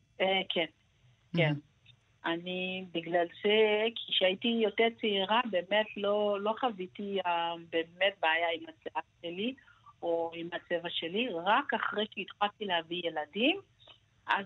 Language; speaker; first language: Hebrew; non-native, fluent; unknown